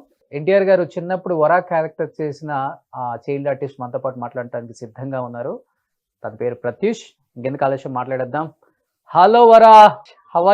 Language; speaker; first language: Telugu; native; Telugu